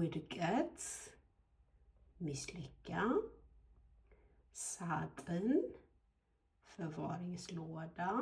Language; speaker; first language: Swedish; non-native, fluent; Amharic